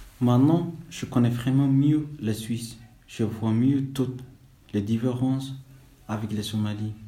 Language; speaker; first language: French; non-native, fluent; Somali